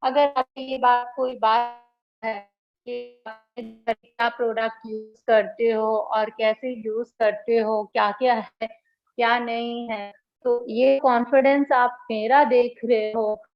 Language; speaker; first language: Hindi; non-native, local second language; Bangla